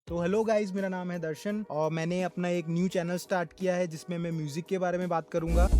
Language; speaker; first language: Hindi; non-native, local second language; Gujarati